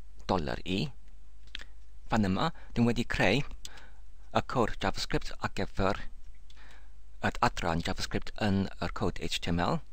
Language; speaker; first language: Welsh; non-native, learner; English